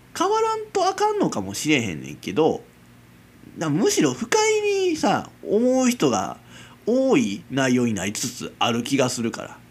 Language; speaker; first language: Japanese; native; Japanese